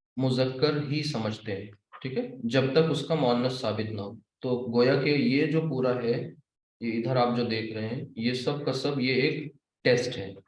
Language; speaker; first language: Urdu; native; Urdu